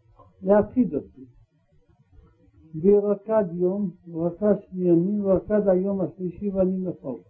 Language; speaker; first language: Hebrew; non-native, learner; Russian